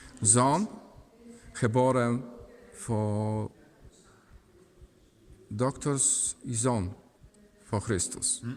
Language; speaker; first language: Dutch; non-native, learner; Polish